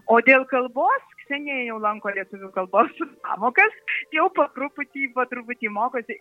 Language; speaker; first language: Lithuanian; native; Lithuanian